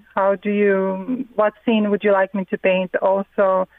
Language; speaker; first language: English; non-native, fluent; Russian